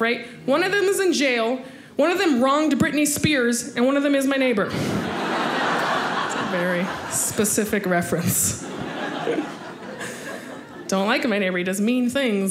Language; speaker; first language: English; native; English